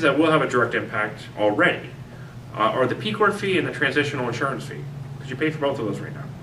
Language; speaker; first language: English; native; English